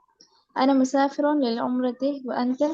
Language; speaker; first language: Arabic; non-native, learner; Tamil